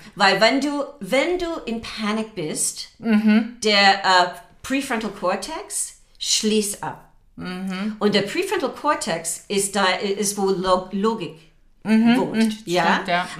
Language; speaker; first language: German; non-native, fluent; English